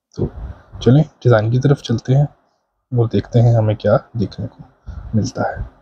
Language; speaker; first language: Urdu; native; Urdu